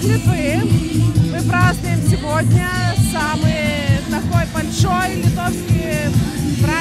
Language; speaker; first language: Russian; non-native, fluent; Lithuanian